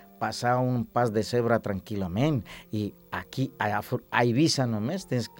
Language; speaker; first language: Catalan; non-native, learner; Spanish